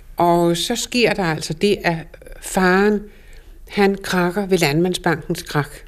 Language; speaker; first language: Danish; native; Danish